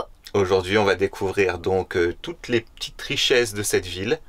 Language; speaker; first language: French; native; French